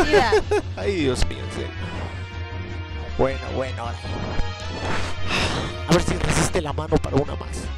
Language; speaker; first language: Spanish; native; Spanish